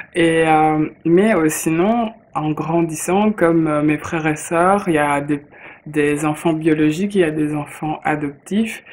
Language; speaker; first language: French; early bilingual, other home language; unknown